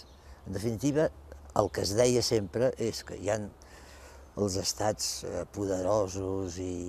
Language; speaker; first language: Catalan; native; Catalan